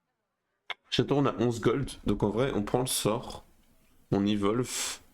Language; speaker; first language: French; native; French